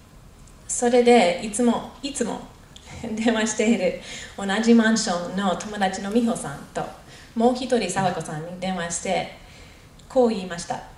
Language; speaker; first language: Japanese; non-native, fluent; English